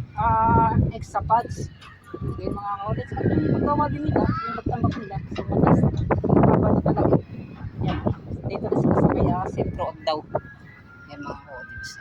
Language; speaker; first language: Filipino; native; Filipino